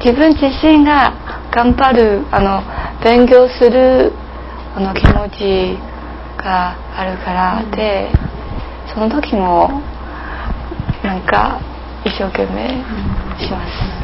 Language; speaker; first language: Japanese; non-native, learner; English